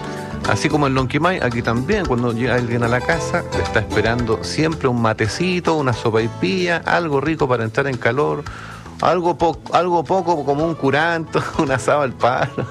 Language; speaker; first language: Spanish; native; Spanish